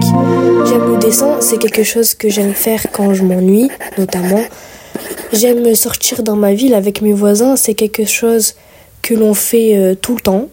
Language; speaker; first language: French; early bilingual, other home language; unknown